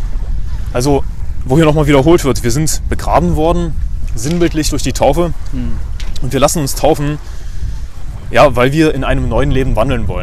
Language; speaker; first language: German; native; German